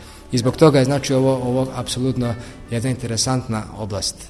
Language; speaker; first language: Croatian; native; Croatian